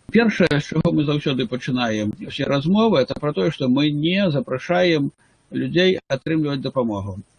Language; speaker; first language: Belarusian; non-native, local second language; Russian